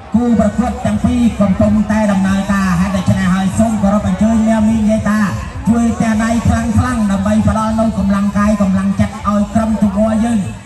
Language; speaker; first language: Khmer; native; Khmer